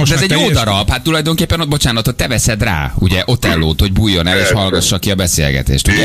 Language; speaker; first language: Hungarian; native; Hungarian